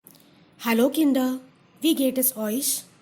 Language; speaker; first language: German; non-native, fluent; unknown